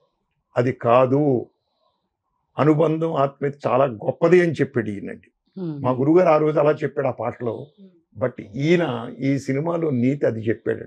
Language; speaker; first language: Telugu; native; Telugu